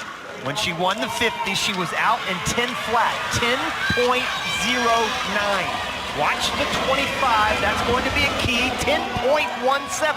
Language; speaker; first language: English; native; English